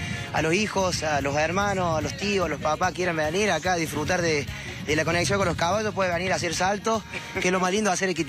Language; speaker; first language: Spanish; native; Spanish